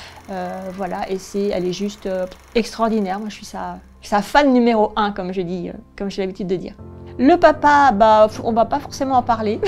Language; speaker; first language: French; native; French